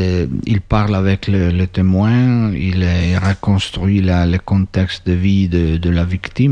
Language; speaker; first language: French; non-native, learner; Italian